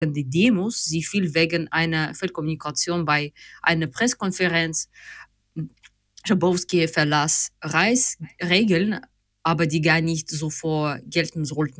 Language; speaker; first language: German; non-native, fluent; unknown